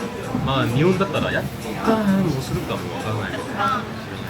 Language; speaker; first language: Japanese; non-native, learner; Korean